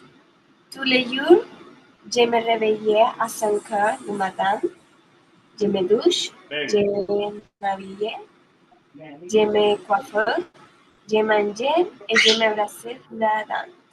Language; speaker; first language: French; non-native, learner; Spanish